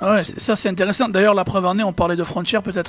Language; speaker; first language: French; native; French